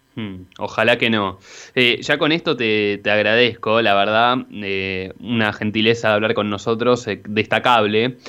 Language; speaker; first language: Spanish; native; Spanish